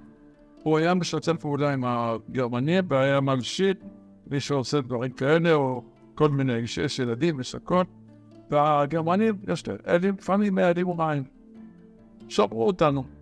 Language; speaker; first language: Hebrew; early bilingual, other home language; Arabic